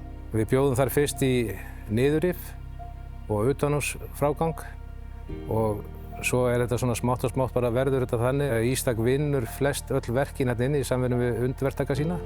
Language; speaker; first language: Icelandic; native; Icelandic